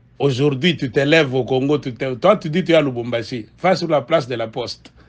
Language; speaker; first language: French; non-native, local second language; Swahili